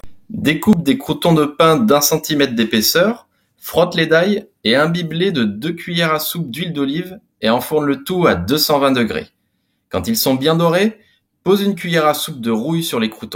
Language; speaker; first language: French; native; French